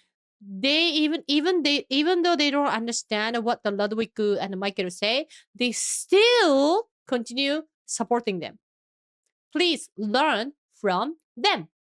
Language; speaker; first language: English; non-native, fluent; Japanese